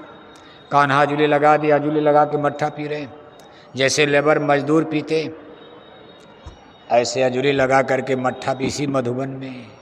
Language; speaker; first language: Hindi; native; Hindi